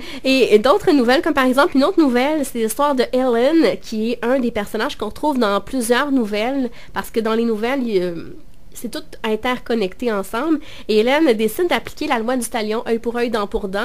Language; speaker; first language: French; native; French